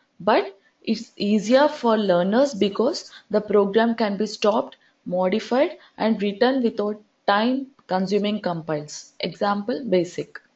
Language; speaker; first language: English; non-native, local second language; Telugu